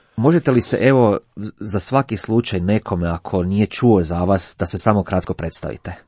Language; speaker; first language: Croatian; native; Croatian